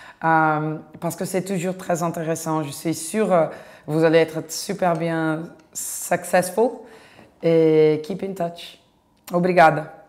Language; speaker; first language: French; non-native, fluent; Portuguese